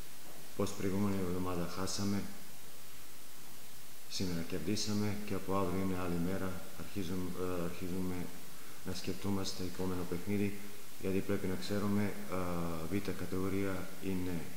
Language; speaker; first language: Greek; non-native, fluent; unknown